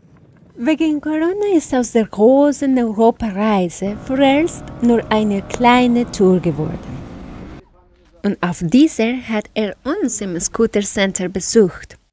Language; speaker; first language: German; native; German